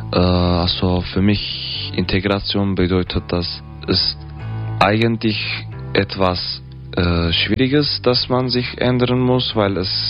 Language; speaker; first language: German; non-native, learner; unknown